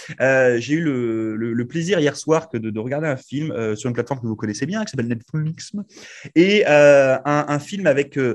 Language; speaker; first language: French; native; French